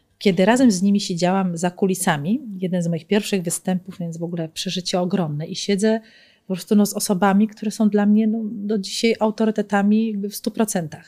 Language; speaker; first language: Polish; native; Polish